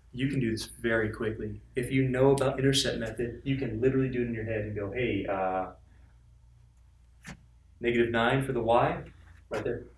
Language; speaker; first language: English; native; English